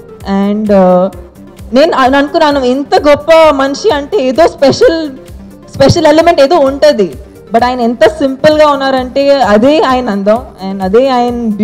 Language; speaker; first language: Telugu; non-native, fluent; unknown